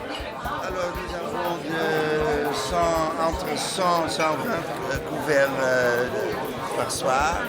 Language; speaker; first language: French; non-native, learner; Dutch